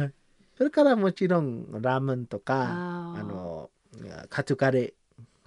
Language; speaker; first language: Japanese; non-native, learner; Samoan